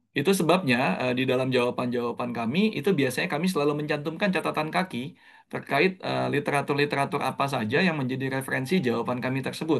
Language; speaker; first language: Indonesian; native; Indonesian